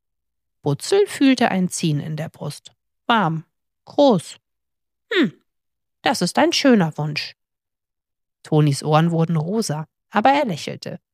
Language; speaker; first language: German; native; German